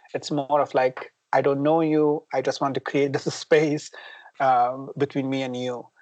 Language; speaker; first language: English; non-native, fluent; Persian